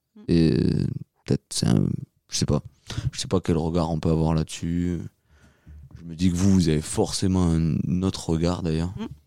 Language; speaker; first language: French; native; French